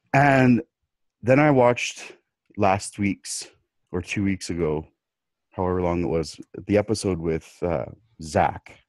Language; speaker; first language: English; native; English